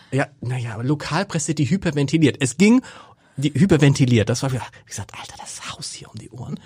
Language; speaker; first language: German; native; German